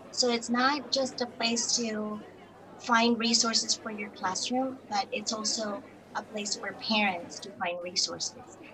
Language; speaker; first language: English; non-native, fluent; Spanish